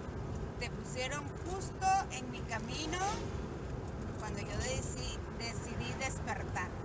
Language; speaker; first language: Spanish; early bilingual, heritage; Spanish